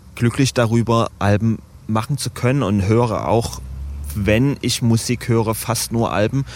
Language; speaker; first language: German; native; German